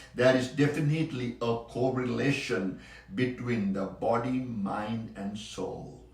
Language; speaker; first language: English; non-native, local second language; Sinhala